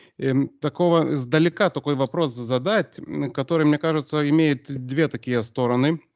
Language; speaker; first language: Russian; non-native, local second language; Lithuanian